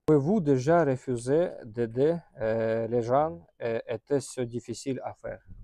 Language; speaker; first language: French; non-native, learner; Russian